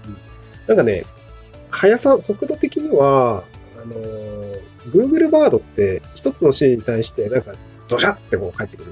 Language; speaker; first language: Japanese; native; Japanese